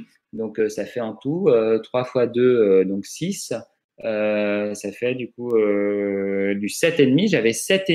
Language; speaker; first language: French; native; French